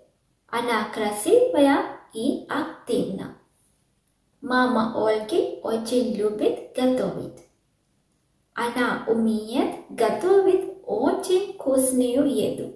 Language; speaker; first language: Russian; non-native, learner; Sinhala